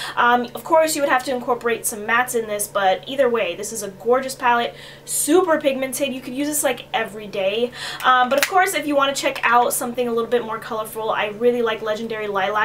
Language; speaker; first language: English; native; English